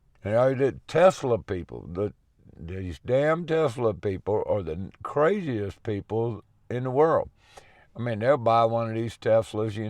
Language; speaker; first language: English; native; English